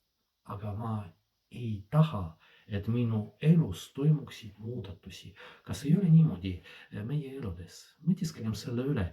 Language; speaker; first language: Estonian; non-native, fluent; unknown